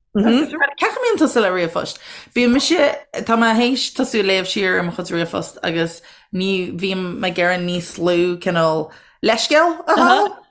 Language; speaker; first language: Irish; native; Irish